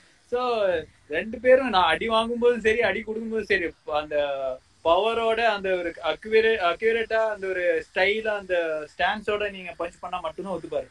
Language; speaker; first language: Tamil; native; Tamil